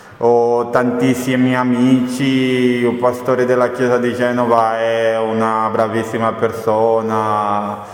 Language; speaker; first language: Italian; non-native, fluent; Portuguese